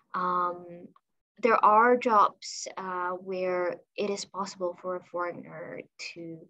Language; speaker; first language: English; non-native, fluent; Chinese